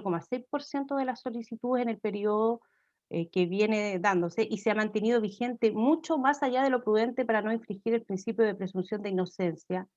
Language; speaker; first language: Spanish; native; Spanish